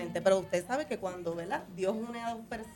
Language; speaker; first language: Spanish; native; Spanish